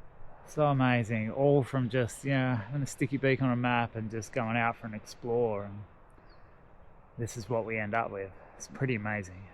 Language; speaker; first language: English; native; English